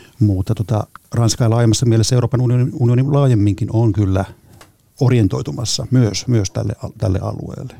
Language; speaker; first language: Finnish; native; Finnish